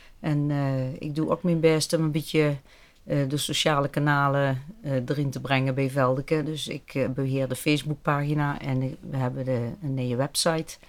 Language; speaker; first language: Dutch; native; Dutch